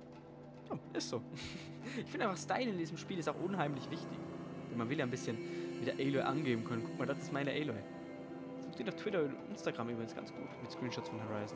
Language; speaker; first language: German; native; German